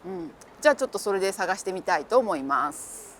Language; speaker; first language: Japanese; native; Japanese